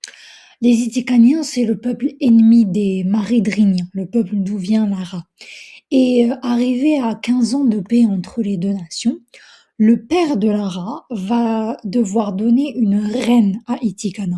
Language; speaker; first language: French; native; French